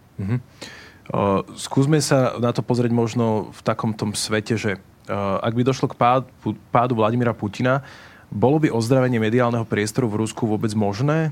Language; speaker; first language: Slovak; native; Slovak